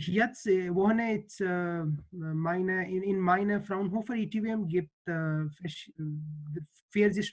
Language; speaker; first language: German; non-native, learner; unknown